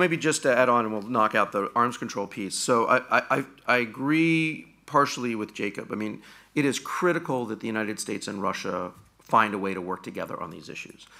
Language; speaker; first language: English; native; English